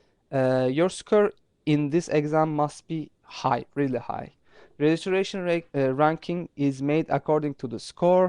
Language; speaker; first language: English; non-native, fluent; Turkish